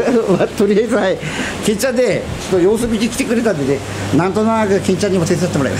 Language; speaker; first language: Japanese; native; Japanese